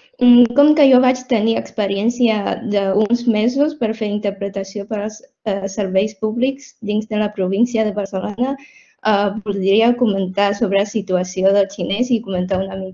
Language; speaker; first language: Catalan; non-native, fluent; Chinese